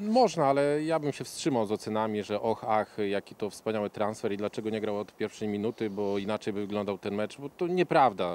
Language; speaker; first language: Polish; native; Polish